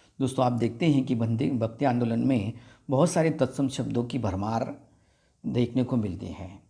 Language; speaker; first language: Hindi; non-native, local second language; Marathi